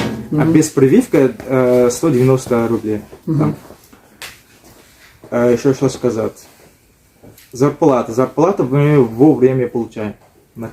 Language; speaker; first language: Russian; non-native, learner; Uzbek